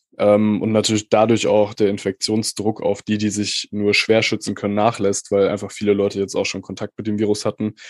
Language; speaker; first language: German; native; German